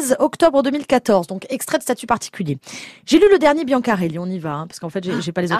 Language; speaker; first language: French; native; French